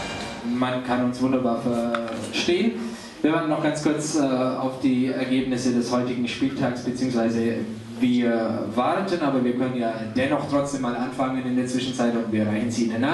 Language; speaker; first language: German; native; German